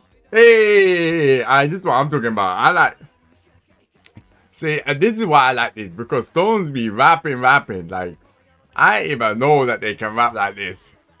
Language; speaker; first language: English; native; English